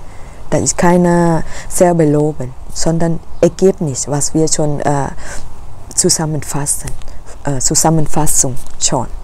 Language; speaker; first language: German; non-native, learner; Thai